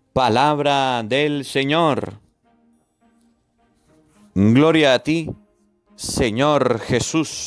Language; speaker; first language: Spanish; native; Spanish